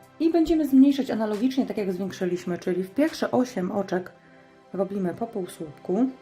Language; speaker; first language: Polish; native; Polish